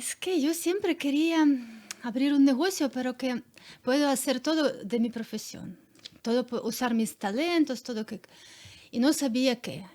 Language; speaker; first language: Spanish; non-native, learner; Ukrainian